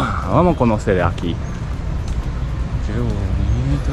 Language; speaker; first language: Spanish; non-native, learner; Japanese